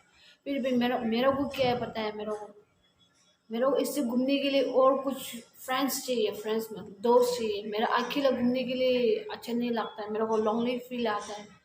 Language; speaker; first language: Hindi; non-native, learner; Tibetan